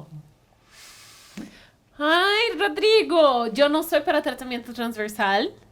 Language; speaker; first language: Spanish; non-native, fluent; Portuguese